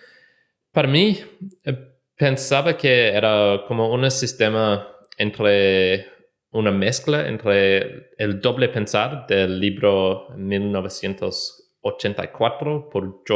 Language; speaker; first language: Spanish; non-native, learner; English